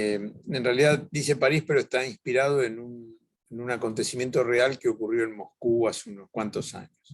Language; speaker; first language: Spanish; native; Spanish